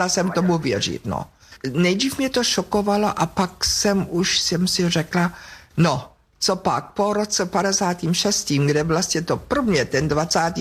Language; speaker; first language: Czech; non-native, fluent; German